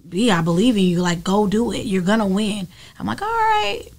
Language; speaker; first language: English; native; English